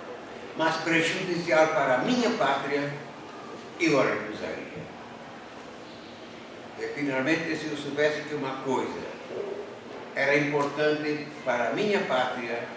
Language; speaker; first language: Portuguese; native; Portuguese